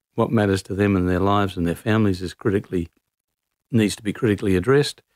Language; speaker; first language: English; native; English